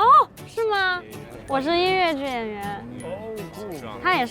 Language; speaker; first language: Chinese; native; Chinese